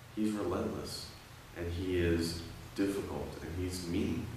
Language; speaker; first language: English; native; English